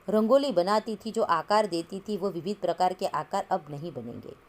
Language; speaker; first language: Hindi; non-native, local second language; Gujarati